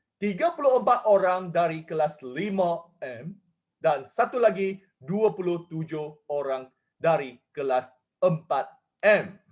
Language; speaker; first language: Malay; non-native, local second language; Chinese